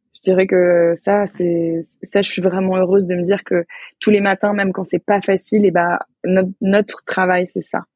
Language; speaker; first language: French; native; French